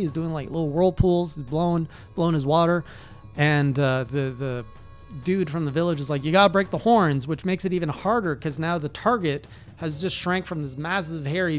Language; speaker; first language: English; native; English